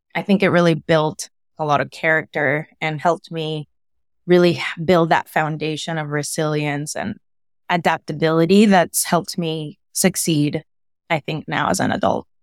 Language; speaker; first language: English; early bilingual, other home language; Spanish